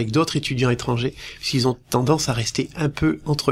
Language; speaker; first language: French; native; French